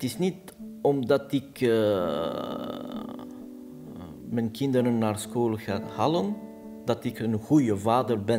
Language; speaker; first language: Dutch; non-native, fluent; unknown